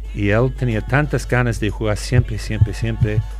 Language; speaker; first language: Spanish; non-native, fluent; English